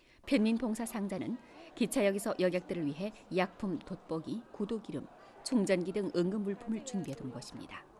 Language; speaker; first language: Korean; native; Korean